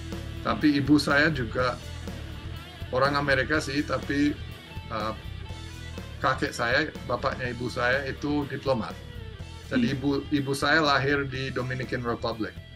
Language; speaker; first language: Indonesian; non-native, fluent; English